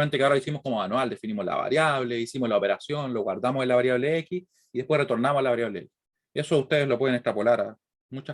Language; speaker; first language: Spanish; native; Spanish